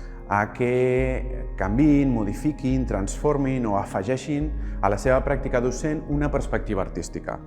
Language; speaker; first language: Catalan; native; Catalan